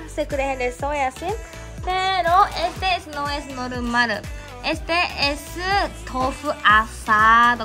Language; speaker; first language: Spanish; non-native, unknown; Japanese